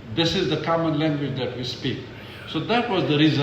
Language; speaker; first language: English; non-native, local second language; Pashto